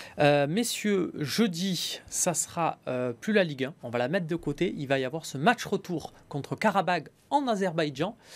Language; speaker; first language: French; native; French